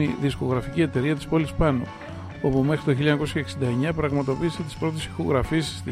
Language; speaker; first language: Greek; native; Greek